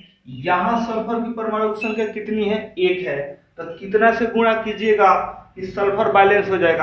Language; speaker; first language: Hindi; native; Hindi